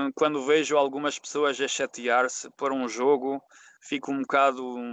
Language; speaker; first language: Portuguese; early bilingual, heritage; Portuguese